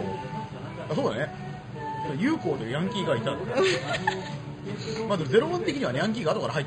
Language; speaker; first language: Japanese; native; Japanese